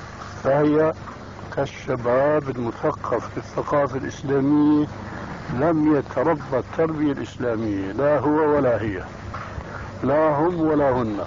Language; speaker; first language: Arabic; early bilingual, other home language; Albanian